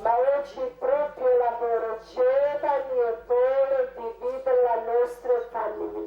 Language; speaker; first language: Italian; non-native, learner; Croatian